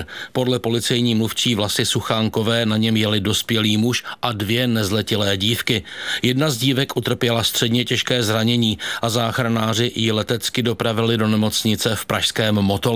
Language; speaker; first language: Czech; native; Czech